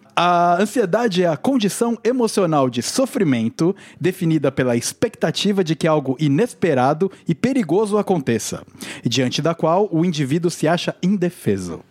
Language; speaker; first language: Portuguese; native; Portuguese